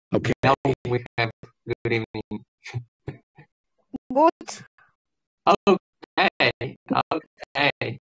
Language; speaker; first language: English; non-native, learner; Russian